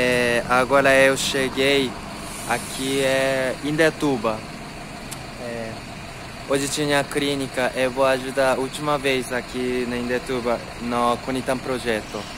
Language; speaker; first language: Portuguese; non-native, learner; Japanese